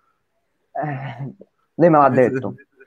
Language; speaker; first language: Italian; native; Italian